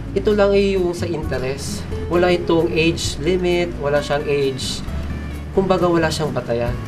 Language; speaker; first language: Filipino; non-native, local second language; Iloko